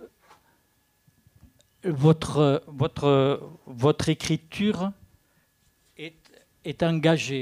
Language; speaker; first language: French; native; French